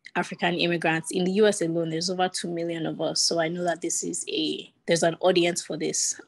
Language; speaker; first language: English; non-native, local second language; Yoruba